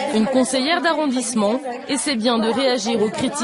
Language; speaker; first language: French; native; French